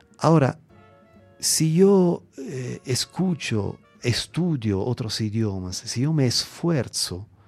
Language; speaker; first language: Spanish; non-native, fluent; Italian